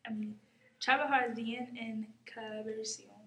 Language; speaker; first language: Spanish; non-native, learner; English